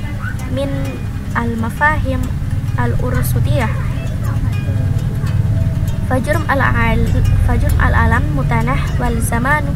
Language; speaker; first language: Arabic; non-native, learner; Indonesian